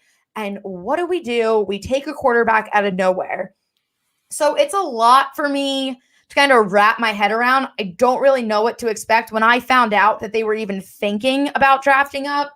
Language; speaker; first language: English; native; English